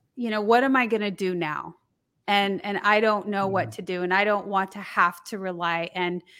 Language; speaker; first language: English; native; English